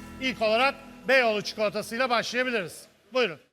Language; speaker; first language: Turkish; native; Turkish